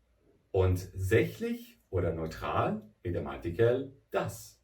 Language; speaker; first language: German; non-native, fluent; Persian